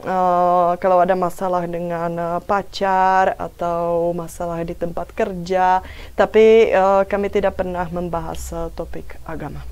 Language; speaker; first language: Indonesian; non-native, fluent; Czech